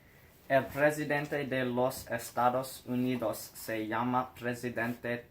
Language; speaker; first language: Spanish; non-native, learner; English